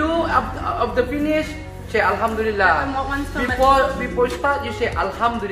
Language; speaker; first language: English; non-native, learner; Indonesian